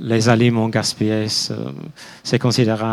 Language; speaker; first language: French; non-native, fluent; English